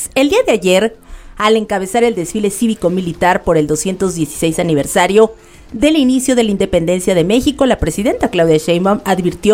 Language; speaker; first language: Spanish; native; Spanish